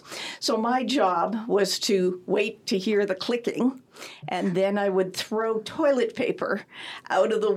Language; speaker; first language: English; native; English